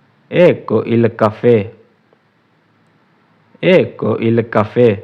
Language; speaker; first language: Italian; non-native, fluent; Urdu